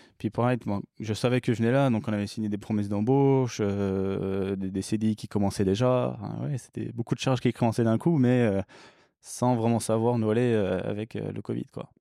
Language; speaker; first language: French; early bilingual, other home language; English